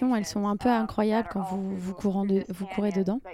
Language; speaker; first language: French; non-native, fluent; English